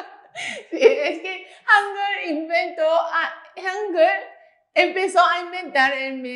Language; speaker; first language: Spanish; non-native, fluent; Korean